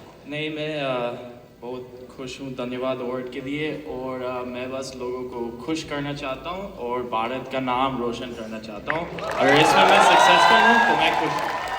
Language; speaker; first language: Hindi; early bilingual, other home language; English